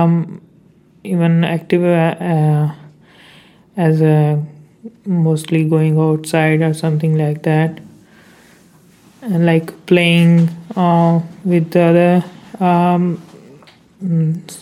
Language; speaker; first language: English; non-native, local second language; Urdu